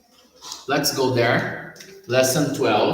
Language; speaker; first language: English; non-native, fluent; Portuguese